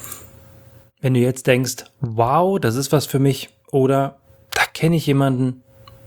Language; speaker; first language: German; native; German